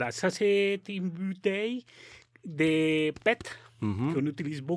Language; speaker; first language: French; non-native, learner; Spanish